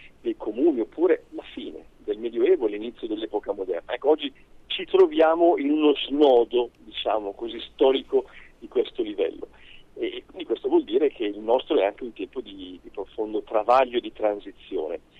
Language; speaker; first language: Italian; native; Italian